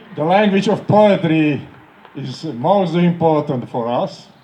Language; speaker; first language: English; non-native, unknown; Slovak